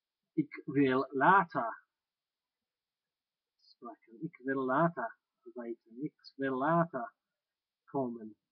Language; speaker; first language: Dutch; non-native, learner; English